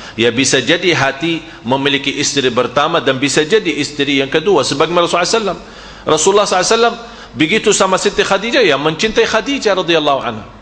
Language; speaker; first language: Malay; non-native, fluent; Arabic